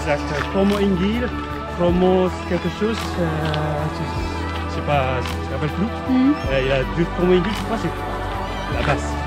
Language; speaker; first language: French; non-native, fluent; Javanese